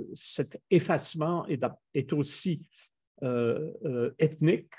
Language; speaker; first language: French; native; French